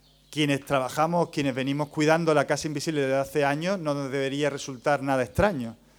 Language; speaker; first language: Spanish; native; Spanish